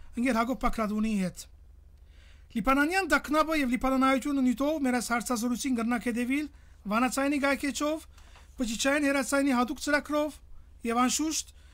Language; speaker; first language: Armenian; early bilingual, heritage; Armenian